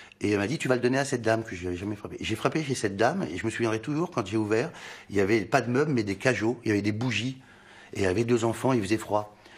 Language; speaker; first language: French; early bilingual, other home language; Arabic